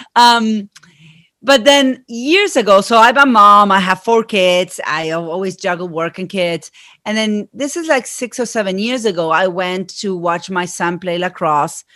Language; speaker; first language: English; non-native, fluent; Spanish